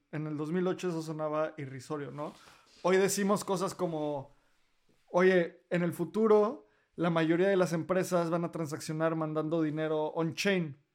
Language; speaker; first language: Spanish; native; Spanish